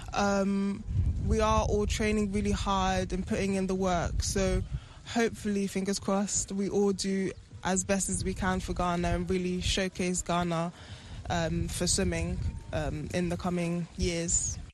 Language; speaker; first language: English; native; English